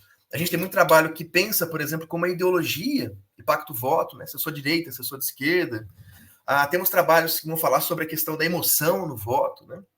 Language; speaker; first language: Portuguese; native; Portuguese